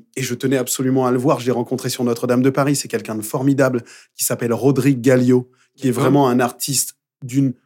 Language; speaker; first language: French; native; French